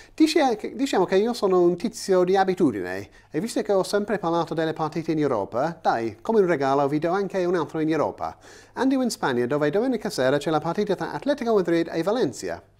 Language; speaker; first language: Italian; non-native, fluent; English